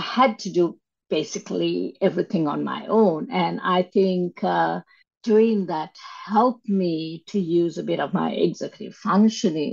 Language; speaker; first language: English; non-native, local second language; Sinhala